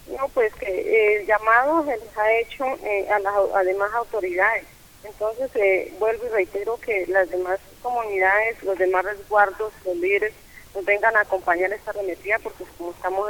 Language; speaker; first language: Spanish; native; Spanish